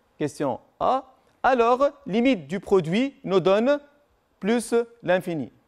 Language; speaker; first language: French; non-native, local second language; Arabic